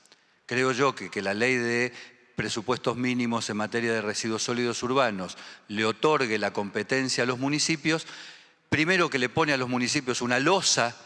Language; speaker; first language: Spanish; native; Spanish